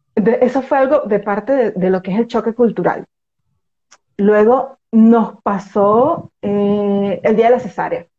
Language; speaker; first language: Spanish; native; Spanish